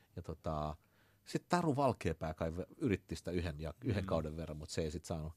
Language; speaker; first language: Finnish; early bilingual, other home language; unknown